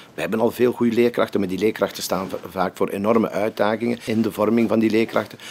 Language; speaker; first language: Dutch; native; Dutch